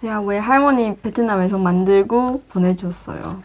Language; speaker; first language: Korean; non-native, fluent; Chinese